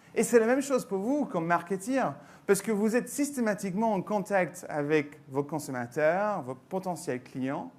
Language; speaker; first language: French; non-native, fluent; English